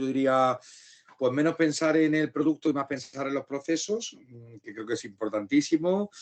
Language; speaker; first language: Spanish; native; Spanish